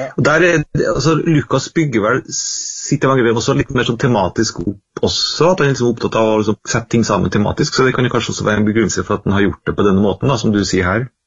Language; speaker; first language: Norwegian; native; Norwegian